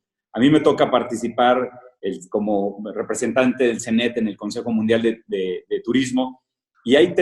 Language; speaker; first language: Spanish; native; Spanish